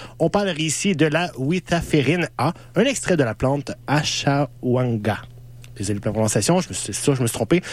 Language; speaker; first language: French; native; French